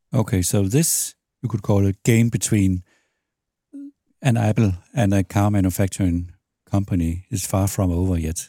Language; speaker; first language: English; non-native, fluent; Danish